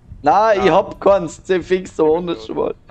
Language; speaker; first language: German; native; German